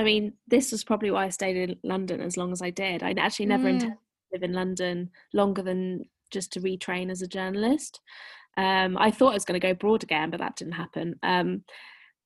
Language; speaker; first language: English; native; English